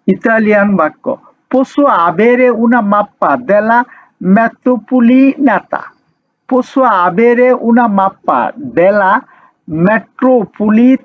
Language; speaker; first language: Italian; non-native, learner; Bangla